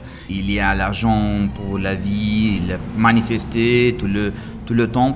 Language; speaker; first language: French; non-native, learner; Italian